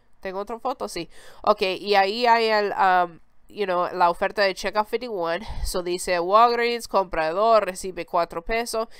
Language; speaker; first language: Spanish; early bilingual, heritage; Spanish